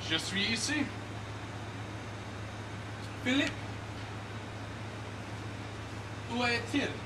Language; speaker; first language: French; non-native, learner; English